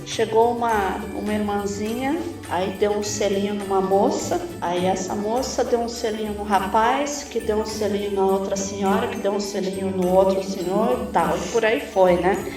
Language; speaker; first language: Portuguese; native; Portuguese